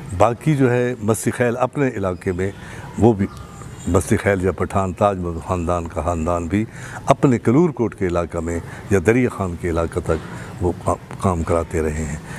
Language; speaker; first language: Urdu; non-native, local second language; Saraiki